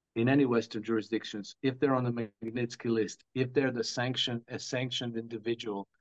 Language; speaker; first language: English; non-native, fluent; Croatian